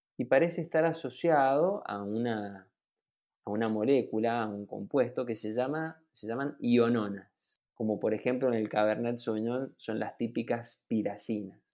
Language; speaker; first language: Spanish; native; Spanish